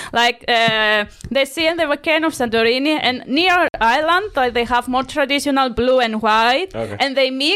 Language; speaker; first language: English; non-native, learner; Greek